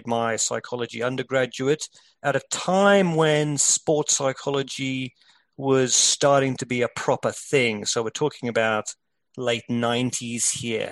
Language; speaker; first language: English; native; English